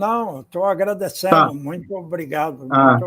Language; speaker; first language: Portuguese; non-native, fluent; English